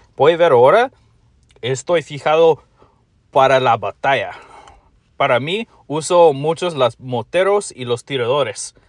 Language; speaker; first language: Spanish; non-native, learner; English